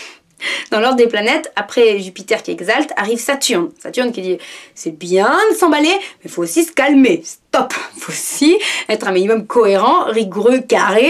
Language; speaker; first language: French; native; French